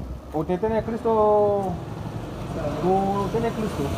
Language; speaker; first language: Spanish; non-native, learner; Haitian Creole